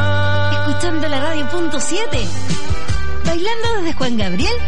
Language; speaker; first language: Spanish; native; Spanish